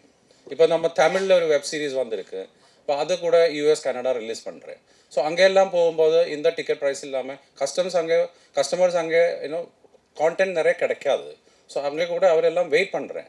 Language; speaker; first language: Tamil; non-native, fluent; Malayalam